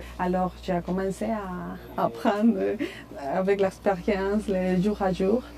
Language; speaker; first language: French; non-native, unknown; Spanish